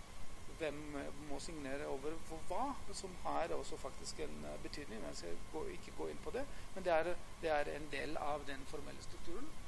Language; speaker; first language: Norwegian; non-native, fluent; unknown